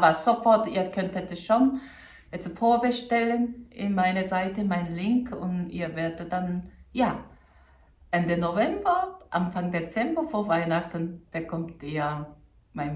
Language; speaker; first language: German; non-native, fluent; Korean